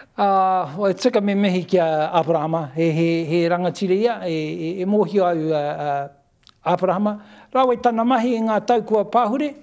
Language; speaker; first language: Māori; non-native, local second language; English